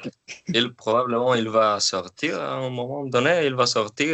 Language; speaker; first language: French; non-native, learner; Spanish